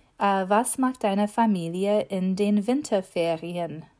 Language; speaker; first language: German; non-native, fluent; English